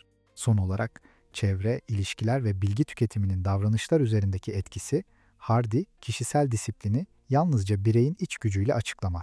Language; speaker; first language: Turkish; native; Turkish